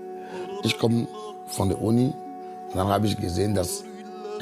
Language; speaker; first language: German; non-native, fluent; Ewe